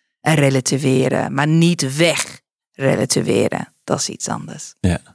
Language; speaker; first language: Dutch; non-native, fluent; English